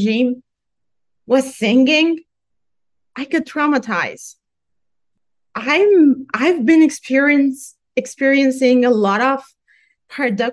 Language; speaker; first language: English; non-native, fluent; Persian